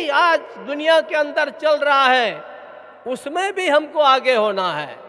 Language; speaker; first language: Hindi; non-native, local second language; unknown